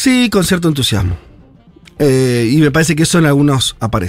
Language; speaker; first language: Spanish; native; Spanish